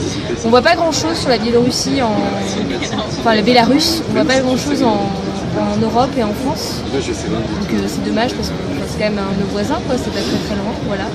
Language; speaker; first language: French; native; French